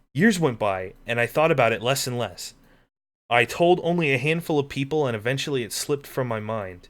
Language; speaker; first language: English; native; English